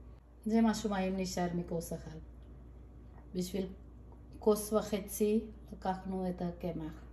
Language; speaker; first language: Hebrew; non-native, fluent; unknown